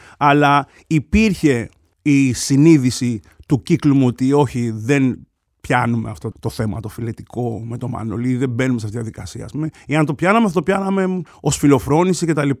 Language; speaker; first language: Greek; early bilingual, other home language; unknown